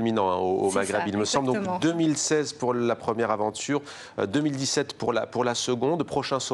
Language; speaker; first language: French; native; French